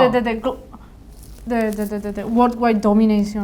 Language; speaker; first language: Korean; non-native, learner; Spanish